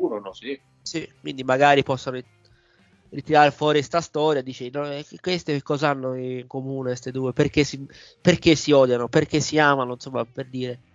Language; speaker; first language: Italian; native; Italian